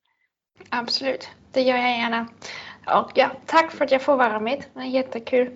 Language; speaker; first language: Swedish; non-native, fluent; German